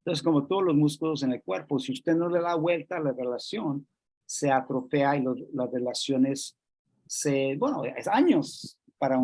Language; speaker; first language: Spanish; non-native, fluent; English